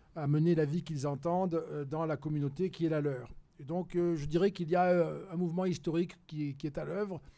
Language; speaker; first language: French; native; French